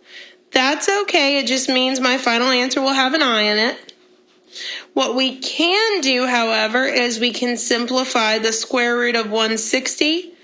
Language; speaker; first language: English; native; English